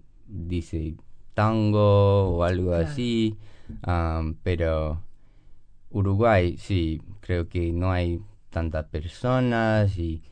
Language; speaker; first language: Spanish; non-native, learner; English